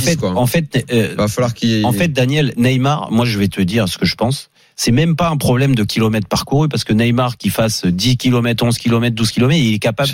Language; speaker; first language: French; native; French